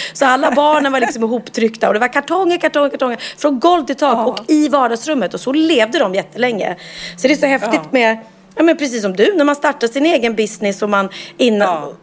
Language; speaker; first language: Swedish; native; Swedish